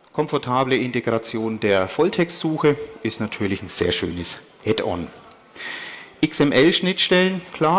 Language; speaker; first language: German; native; German